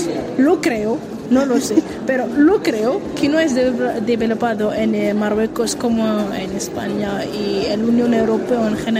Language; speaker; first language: Spanish; non-native, learner; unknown